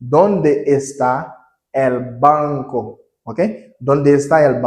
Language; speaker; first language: Spanish; non-native, learner; Haitian Creole